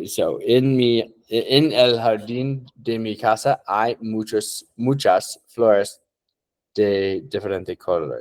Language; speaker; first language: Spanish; non-native, learner; English